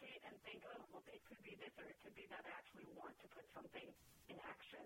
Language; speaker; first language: English; non-native, local second language; Filipino